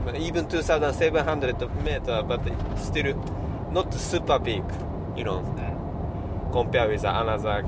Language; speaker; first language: English; non-native, learner; Japanese